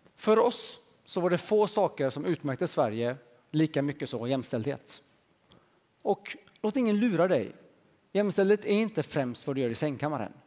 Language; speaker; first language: Swedish; early bilingual, other home language; Persian